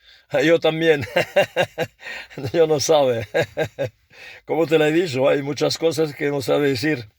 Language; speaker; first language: Spanish; non-native, learner; French